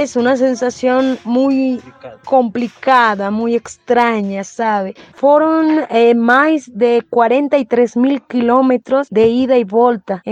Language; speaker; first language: Portuguese; non-native, fluent; Spanish